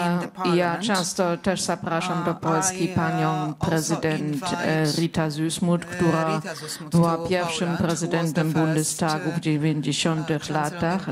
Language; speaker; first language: Polish; non-native, fluent; German